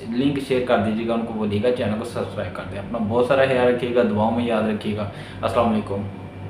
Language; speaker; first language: Urdu; non-native, local second language; Punjabi